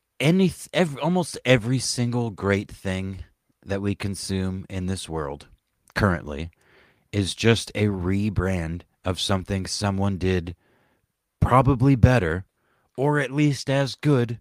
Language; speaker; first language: English; native; English